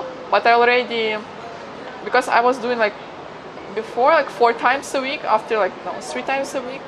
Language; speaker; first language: English; non-native, fluent; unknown